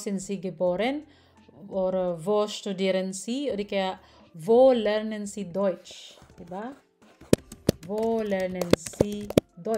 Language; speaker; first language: German; non-native, learner; Filipino